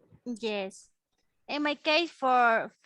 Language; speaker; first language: English; non-native, learner; Spanish